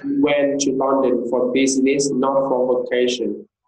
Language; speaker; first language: English; non-native, fluent; Vietnamese